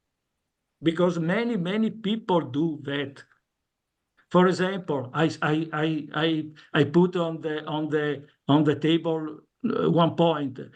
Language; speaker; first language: English; non-native, learner; Italian